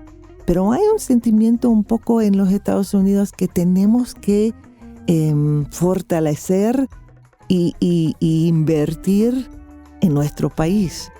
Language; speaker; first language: Spanish; non-native, fluent; English